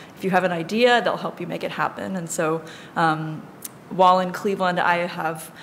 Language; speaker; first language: English; native; English